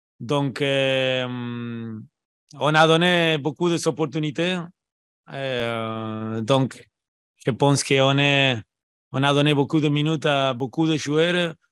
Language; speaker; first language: French; non-native, learner; Spanish